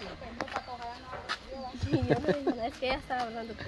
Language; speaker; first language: Spanish; native; Spanish